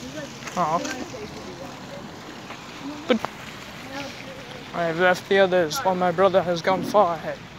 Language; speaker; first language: English; native; English